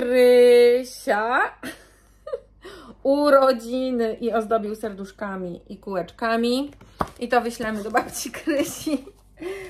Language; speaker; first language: Polish; native; Polish